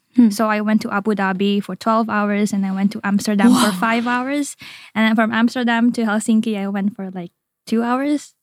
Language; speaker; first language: English; non-native, fluent; Indonesian